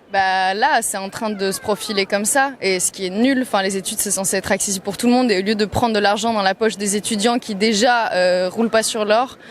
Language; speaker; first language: French; native; French